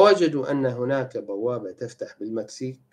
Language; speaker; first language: Arabic; native; Arabic